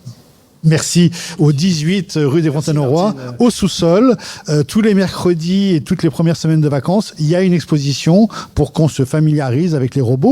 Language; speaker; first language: French; native; French